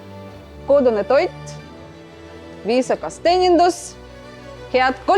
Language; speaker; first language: Estonian; non-native, local second language; Russian